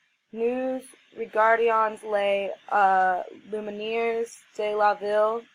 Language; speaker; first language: French; non-native, learner; English